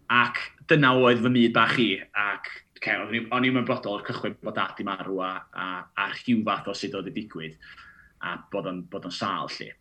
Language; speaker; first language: Welsh; native; Welsh